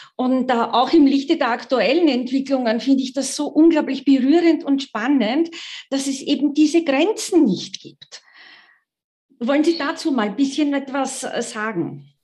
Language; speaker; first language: German; native; German